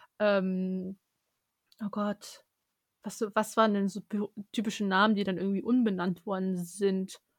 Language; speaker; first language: German; early bilingual, other home language; Russian